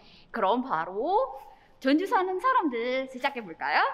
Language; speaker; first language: Korean; non-native, fluent; Indonesian